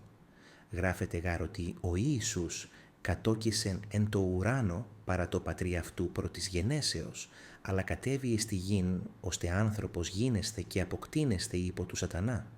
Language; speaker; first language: Greek; non-native, learner; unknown